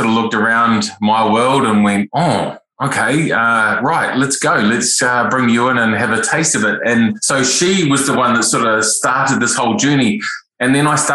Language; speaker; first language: English; native; English